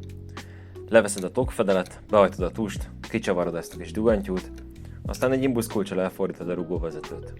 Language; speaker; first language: Hungarian; native; Hungarian